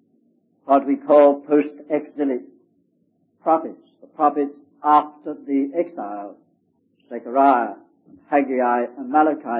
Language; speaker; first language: English; native; English